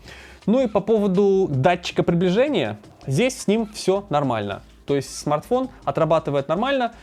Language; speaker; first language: Russian; native; Russian